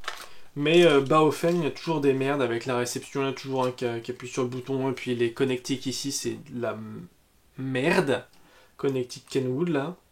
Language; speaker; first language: French; native; French